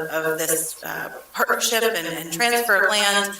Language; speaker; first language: English; early bilingual, other home language; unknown